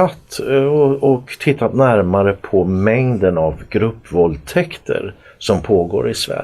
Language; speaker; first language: Swedish; native; Swedish